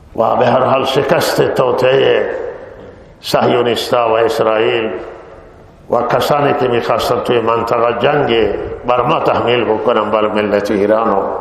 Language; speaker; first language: Persian; non-native, local second language; Baluchi